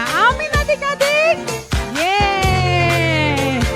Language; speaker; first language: Indonesian; native; Indonesian